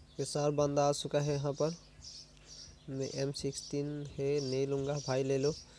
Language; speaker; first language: Hindi; non-native, local second language; Assamese